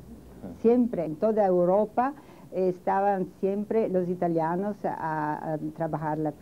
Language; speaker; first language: Spanish; non-native, learner; Italian